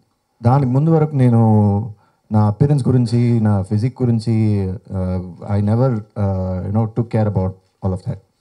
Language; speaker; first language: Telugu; non-native, fluent; Tamil